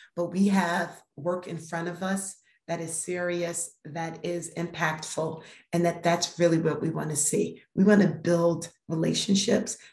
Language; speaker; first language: English; native; English